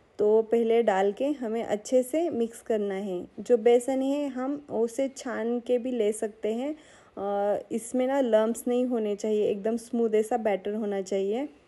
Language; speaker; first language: Hindi; non-native, local second language; Marathi